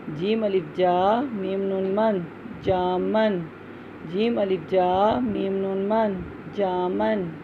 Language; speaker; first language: Urdu; non-native, local second language; Punjabi